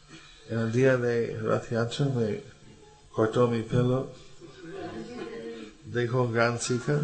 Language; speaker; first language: Spanish; non-native, learner; English